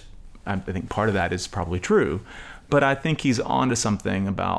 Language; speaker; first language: English; native; English